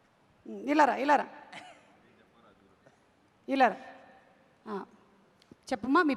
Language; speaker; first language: Telugu; native; Telugu